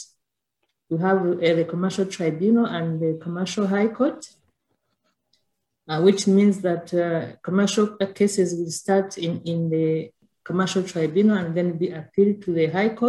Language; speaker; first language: English; non-native, local second language; Kinyarwanda